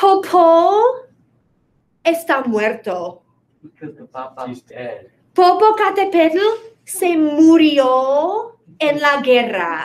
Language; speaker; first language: Spanish; non-native, fluent; English